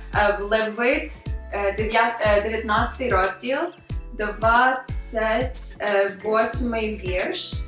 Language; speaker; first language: Ukrainian; early bilingual, other home language; English